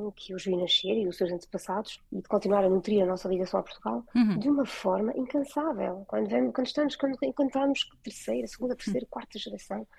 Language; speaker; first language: Portuguese; early bilingual, heritage; French